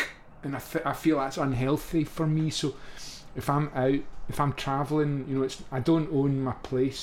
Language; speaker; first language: English; native; English